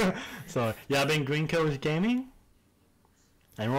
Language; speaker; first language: English; native; English